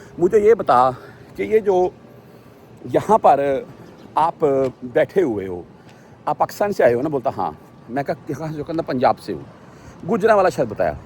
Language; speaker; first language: Urdu; non-native, local second language; Punjabi